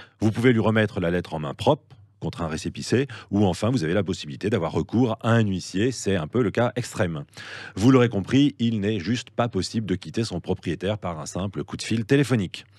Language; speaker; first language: French; native; French